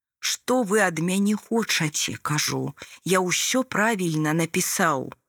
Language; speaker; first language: Belarusian; native; Belarusian